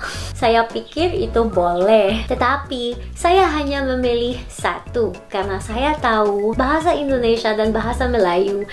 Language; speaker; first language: Indonesian; non-native, fluent; Filipino